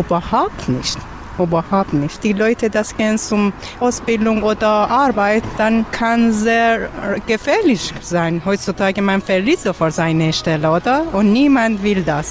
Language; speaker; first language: German; non-native, learner; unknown